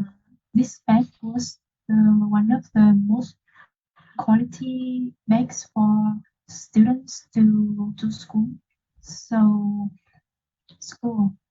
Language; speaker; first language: English; non-native, learner; Vietnamese